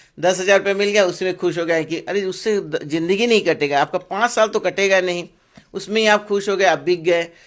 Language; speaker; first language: Hindi; non-native, local second language; Bangla